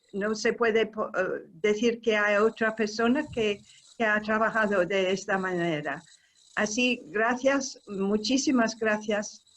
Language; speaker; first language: Spanish; non-native, fluent; English